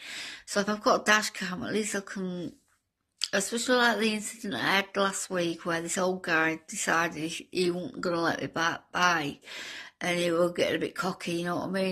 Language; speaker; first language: English; native; English